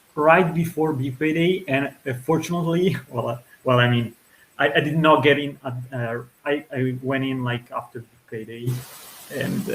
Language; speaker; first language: English; non-native, fluent; Italian